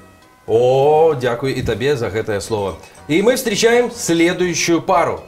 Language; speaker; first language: Russian; native; Russian